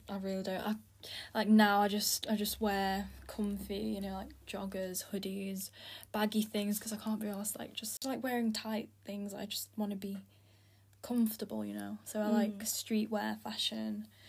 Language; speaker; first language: English; early bilingual, other home language; Filipino